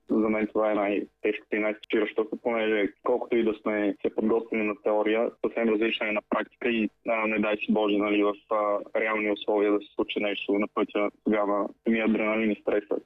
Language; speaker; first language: Bulgarian; native; Bulgarian